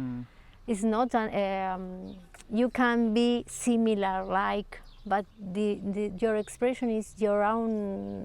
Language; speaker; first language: English; non-native, learner; Spanish